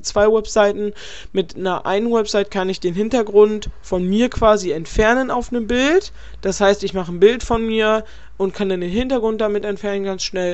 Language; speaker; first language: German; native; German